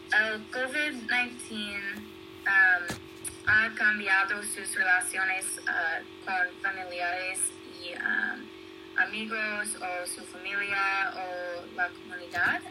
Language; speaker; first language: Spanish; non-native, learner; English